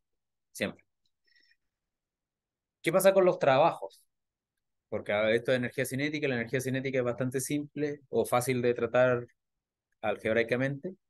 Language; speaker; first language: Spanish; native; Spanish